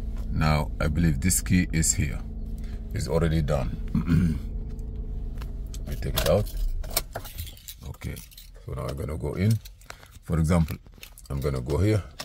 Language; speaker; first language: English; non-native, fluent; Arabic